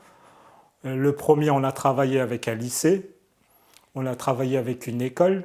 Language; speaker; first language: French; early bilingual, other home language; Arabic